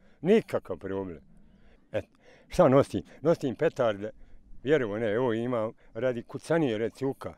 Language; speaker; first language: Croatian; native; Croatian